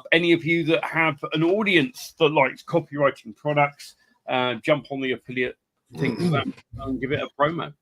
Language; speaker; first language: English; native; English